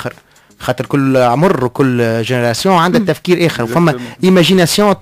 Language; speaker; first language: Arabic; native; Arabic